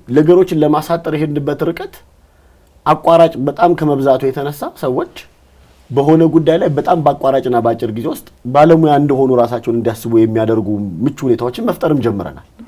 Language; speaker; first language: Amharic; native; Amharic